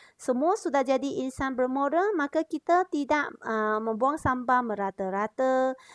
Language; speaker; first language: Malay; non-native, local second language; Chinese